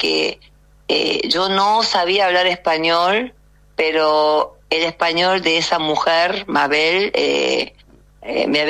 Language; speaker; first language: Spanish; early bilingual, other home language; Korean